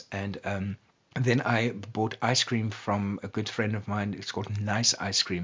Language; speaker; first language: English; non-native, local second language; Afrikaans